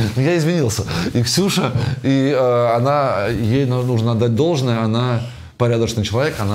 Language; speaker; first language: Russian; native; Russian